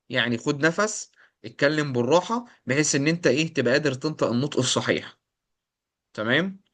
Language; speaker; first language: Egyptian Arabic; native; Egyptian Arabic